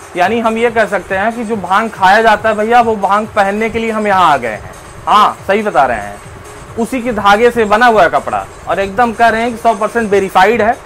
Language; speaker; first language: Hindi; native; Hindi